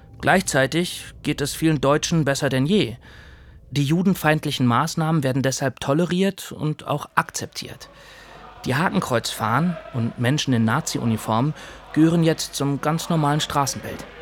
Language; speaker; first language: German; native; German